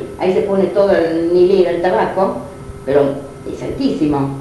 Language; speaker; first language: Spanish; non-native, fluent; Italian